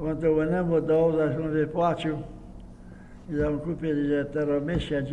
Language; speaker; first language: Polish; early bilingual, heritage; Polish